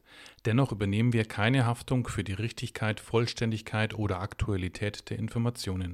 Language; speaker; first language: German; native; German